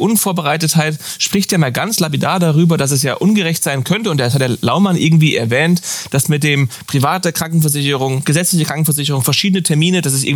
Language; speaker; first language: German; native; German